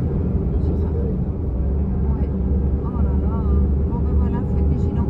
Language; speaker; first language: French; native; French